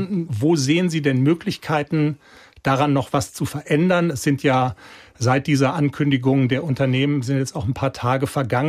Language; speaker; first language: German; native; German